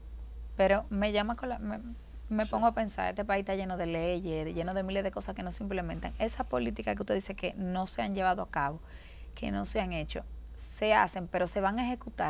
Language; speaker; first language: Spanish; native; Spanish